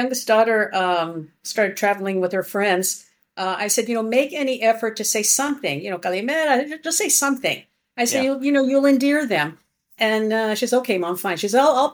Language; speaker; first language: English; early bilingual, other home language; Greek